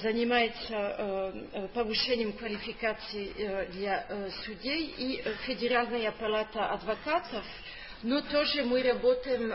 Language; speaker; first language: Russian; non-native, fluent; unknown